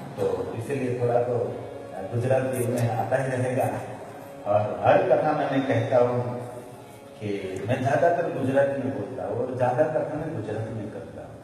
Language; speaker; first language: Hindi; non-native, local second language; Gujarati